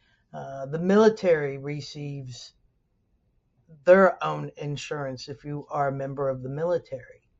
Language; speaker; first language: English; native; English